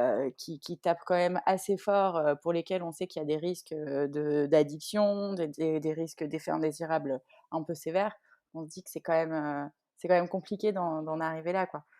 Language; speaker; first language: French; native; French